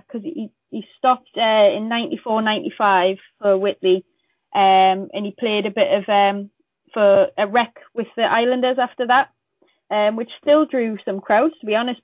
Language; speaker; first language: English; native; English